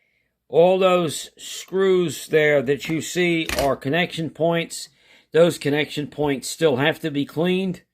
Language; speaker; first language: English; native; English